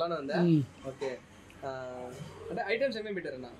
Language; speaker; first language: Telugu; native; Telugu